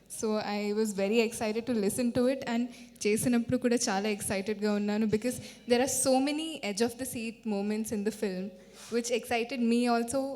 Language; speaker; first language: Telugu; non-native, fluent; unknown